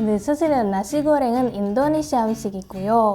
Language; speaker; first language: Korean; non-native, learner; Indonesian